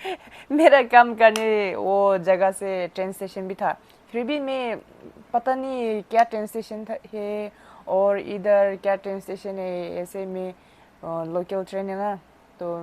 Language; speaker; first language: Hindi; non-native, local second language; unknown